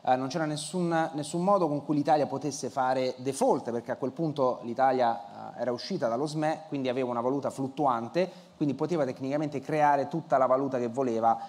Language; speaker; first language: Italian; native; Italian